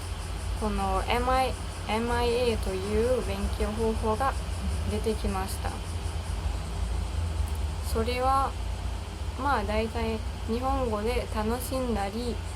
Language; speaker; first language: Japanese; non-native, learner; German